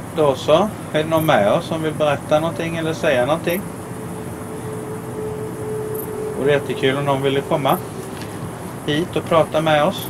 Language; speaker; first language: Swedish; native; Swedish